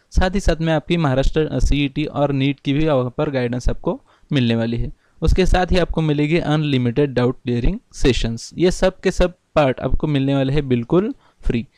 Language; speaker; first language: Hindi; non-native, local second language; Marathi